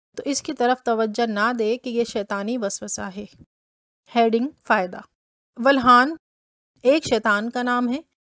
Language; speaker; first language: Hindi; native; Hindi